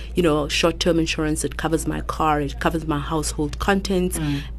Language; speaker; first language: English; non-native, local second language; Southern Sotho